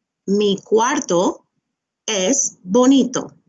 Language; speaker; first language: Spanish; non-native, fluent; English